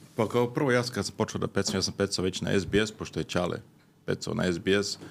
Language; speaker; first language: Serbian; early bilingual, heritage; Serbian